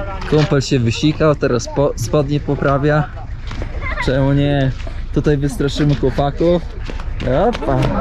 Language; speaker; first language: Polish; native; Polish